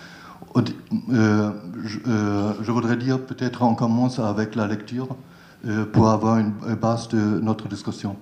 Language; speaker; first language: French; non-native, learner; German